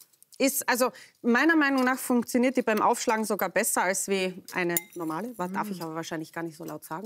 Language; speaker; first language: German; native; German